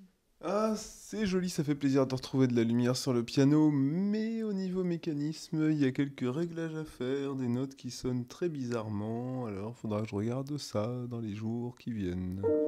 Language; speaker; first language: French; native; French